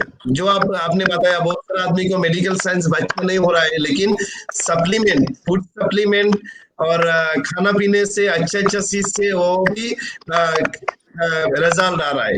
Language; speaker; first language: Hindi; non-native, learner; Bangla